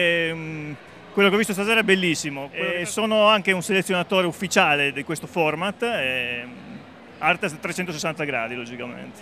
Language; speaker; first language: Italian; native; Italian